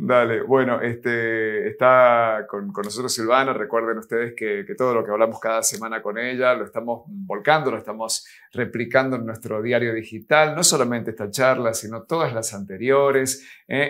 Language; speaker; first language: Spanish; native; Spanish